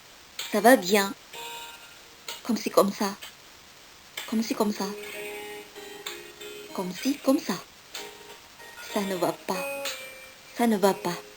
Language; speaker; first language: French; non-native, fluent; Indonesian